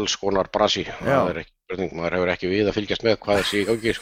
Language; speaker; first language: Icelandic; native; Icelandic